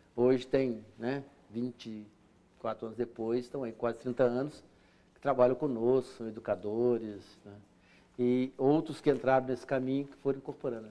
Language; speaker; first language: Portuguese; native; Portuguese